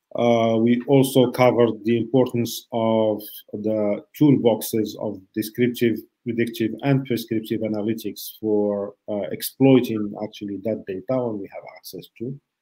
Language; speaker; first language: English; non-native, fluent; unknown